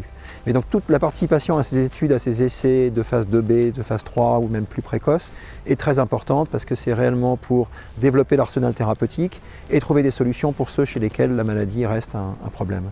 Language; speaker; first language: French; native; French